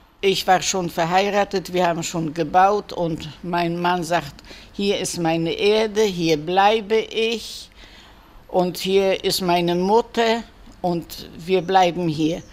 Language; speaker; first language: German; early bilingual, heritage; German